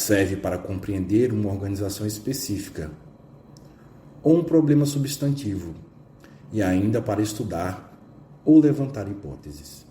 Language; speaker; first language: Portuguese; native; Portuguese